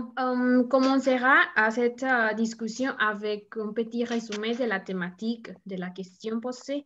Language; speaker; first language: French; non-native, learner; Spanish